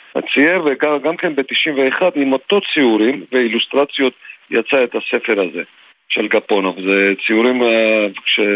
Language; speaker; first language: Hebrew; non-native, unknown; Georgian